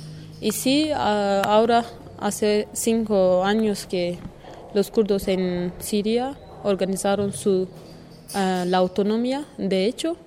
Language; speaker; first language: Spanish; non-native, learner; Kurdish